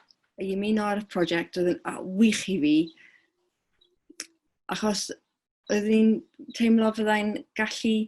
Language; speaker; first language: Welsh; non-native, fluent; English